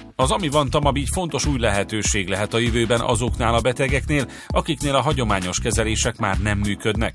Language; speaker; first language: Hungarian; native; Hungarian